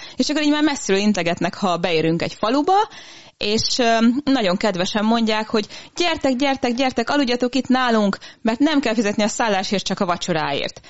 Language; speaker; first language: Hungarian; native; Hungarian